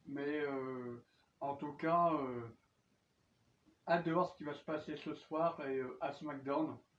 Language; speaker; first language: French; native; French